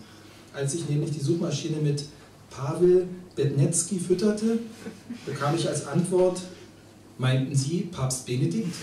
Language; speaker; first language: German; native; German